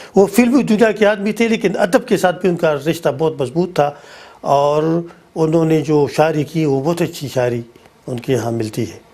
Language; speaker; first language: Urdu; non-native, local second language; Pashto